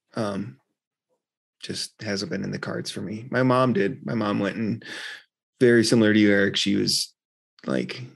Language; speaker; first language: English; native; English